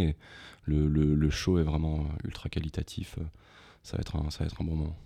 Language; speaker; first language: French; native; French